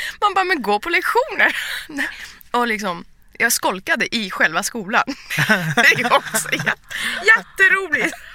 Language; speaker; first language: Swedish; early bilingual, other home language; Persian